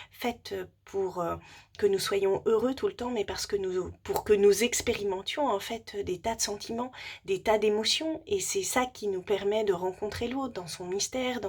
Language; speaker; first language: French; native; French